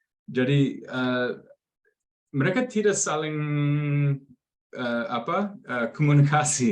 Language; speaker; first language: Indonesian; non-native, fluent; English